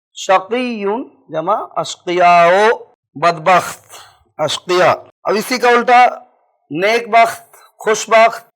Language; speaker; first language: Urdu; native; Urdu